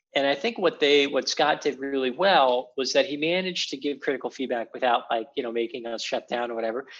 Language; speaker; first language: English; native; English